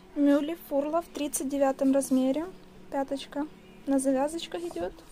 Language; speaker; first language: Russian; native; Russian